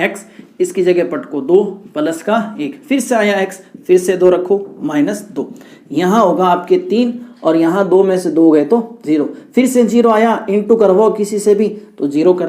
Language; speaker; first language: Hindi; native; Hindi